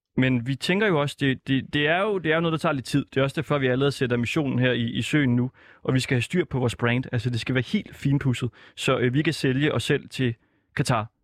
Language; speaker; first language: Danish; native; Danish